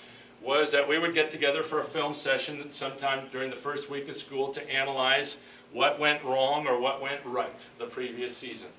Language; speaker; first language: English; native; English